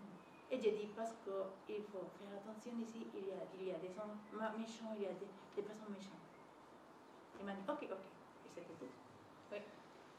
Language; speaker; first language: French; non-native, learner; Spanish